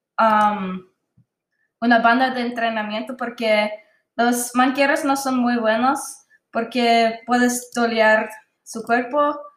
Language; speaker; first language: Spanish; non-native, learner; English